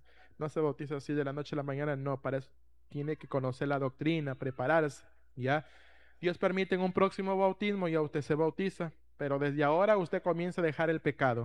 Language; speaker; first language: Spanish; native; Spanish